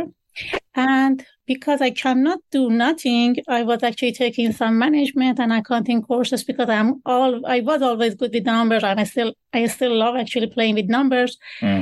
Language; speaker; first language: English; non-native, fluent; Persian